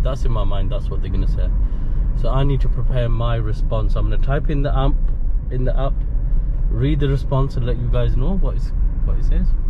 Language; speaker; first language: English; native; English